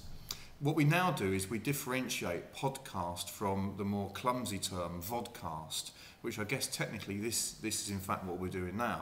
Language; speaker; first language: English; native; English